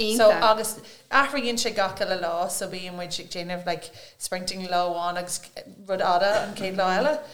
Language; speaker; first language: Irish; non-native, local second language; English